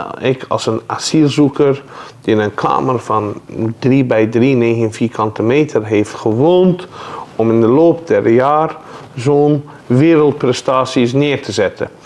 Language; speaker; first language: Dutch; non-native, fluent; Persian